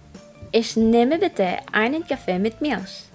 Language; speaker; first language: German; non-native, fluent; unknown